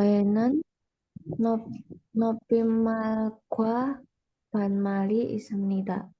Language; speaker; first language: Korean; non-native, learner; Indonesian